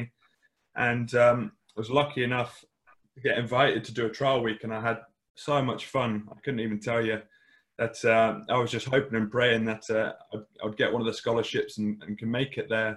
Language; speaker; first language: English; native; English